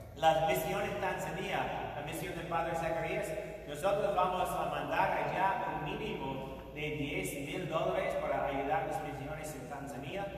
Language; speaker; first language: Spanish; non-native, fluent; English